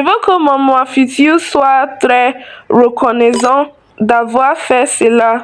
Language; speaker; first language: French; non-native, learner; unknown